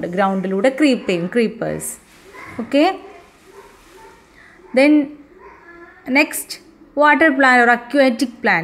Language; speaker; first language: English; non-native, local second language; Malayalam